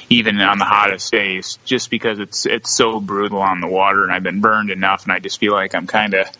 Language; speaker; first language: English; native; English